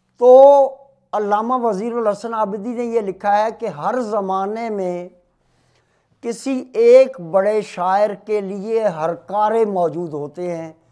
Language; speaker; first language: Urdu; native; Urdu